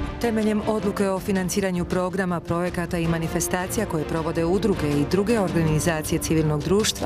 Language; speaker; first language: Serbian; native; Serbian